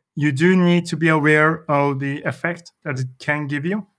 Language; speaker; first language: English; non-native, fluent; Norwegian